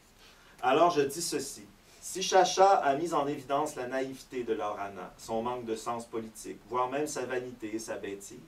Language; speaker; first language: French; native; French